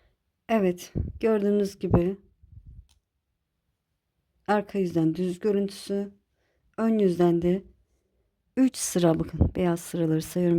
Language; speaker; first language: Turkish; native; Turkish